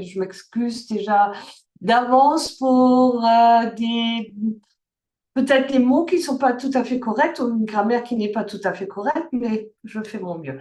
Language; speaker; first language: French; early bilingual, heritage; French